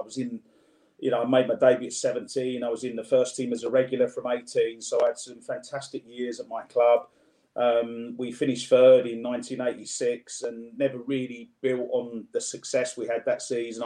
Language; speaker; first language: English; native; English